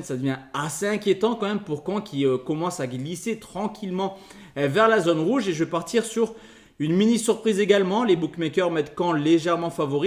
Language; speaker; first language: French; native; French